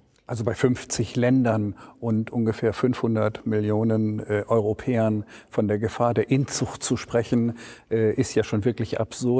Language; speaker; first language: German; native; German